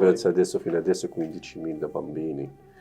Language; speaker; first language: Italian; non-native, learner; Arabic